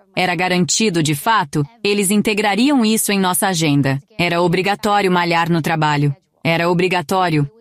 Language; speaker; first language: Portuguese; non-native, fluent; Greek